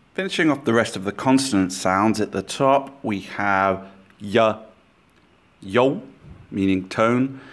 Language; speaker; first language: English; native; English